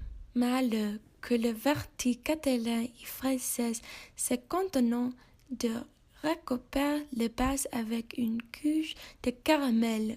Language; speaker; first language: French; non-native, learner; English